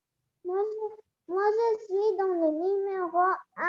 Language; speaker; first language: French; non-native, learner; Arabic